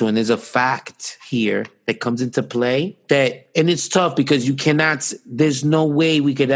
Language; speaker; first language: English; native; English